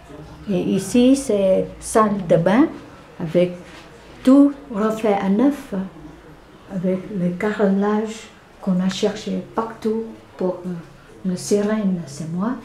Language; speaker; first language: French; non-native, fluent; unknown